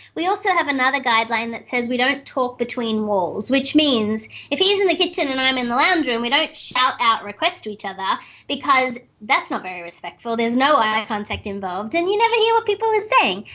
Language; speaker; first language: English; native; English